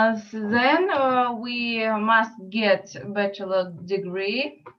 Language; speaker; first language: English; non-native, learner; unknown